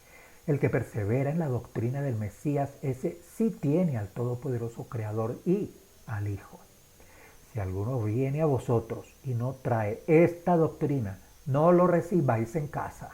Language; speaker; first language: Spanish; native; Spanish